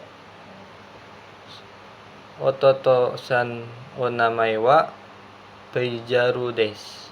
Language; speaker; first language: Japanese; non-native, learner; Indonesian